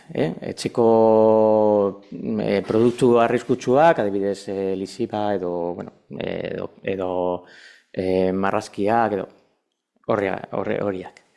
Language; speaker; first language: Basque; non-native, local second language; Spanish